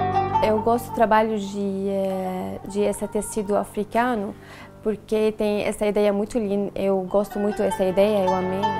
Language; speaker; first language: Portuguese; non-native, learner; Arabic